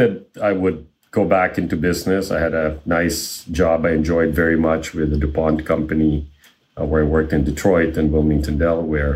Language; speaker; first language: English; non-native, local second language; Filipino